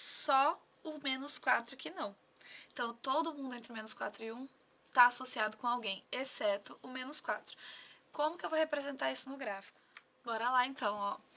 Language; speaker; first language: Portuguese; native; Portuguese